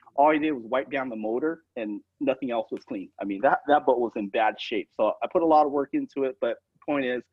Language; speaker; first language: English; native; English